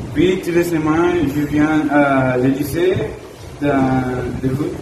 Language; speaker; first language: French; non-native, learner; Spanish